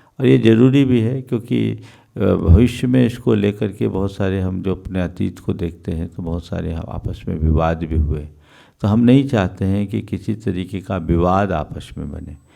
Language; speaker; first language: Hindi; native; Hindi